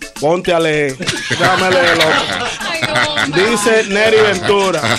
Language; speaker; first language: Spanish; native; Spanish